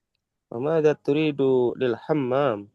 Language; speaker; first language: Arabic; non-native, learner; Indonesian